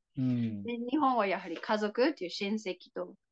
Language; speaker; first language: Japanese; non-native, fluent; English